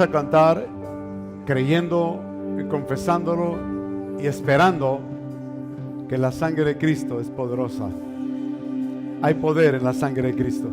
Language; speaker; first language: Spanish; native; Spanish